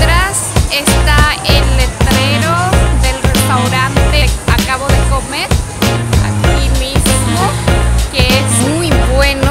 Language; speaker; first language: Spanish; non-native, fluent; Korean